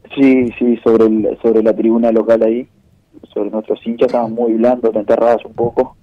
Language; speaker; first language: Spanish; native; Spanish